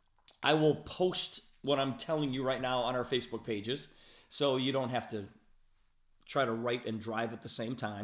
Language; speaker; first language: English; native; English